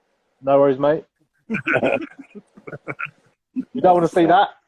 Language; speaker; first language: English; native; English